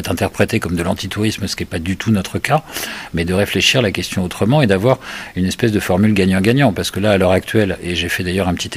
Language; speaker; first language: French; native; French